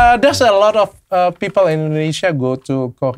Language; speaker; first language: English; non-native, learner; Indonesian